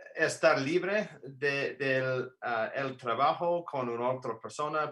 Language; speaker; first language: Spanish; non-native, learner; English